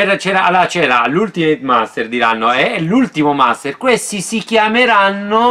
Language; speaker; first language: Italian; native; Italian